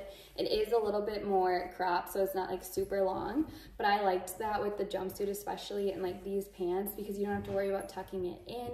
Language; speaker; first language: English; native; English